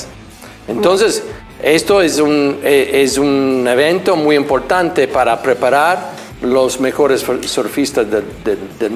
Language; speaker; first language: Spanish; non-native, fluent; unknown